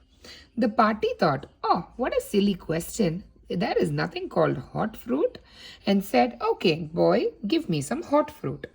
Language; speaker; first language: English; non-native, local second language; Tamil